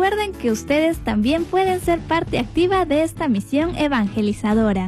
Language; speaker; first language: Spanish; native; Spanish